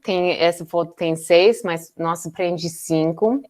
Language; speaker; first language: Portuguese; non-native, learner; English